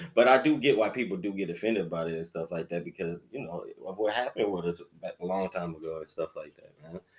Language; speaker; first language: English; native; English